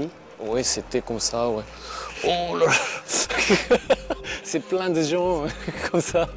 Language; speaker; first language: French; non-native, learner; Japanese